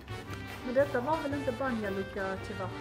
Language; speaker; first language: Swedish; native; Swedish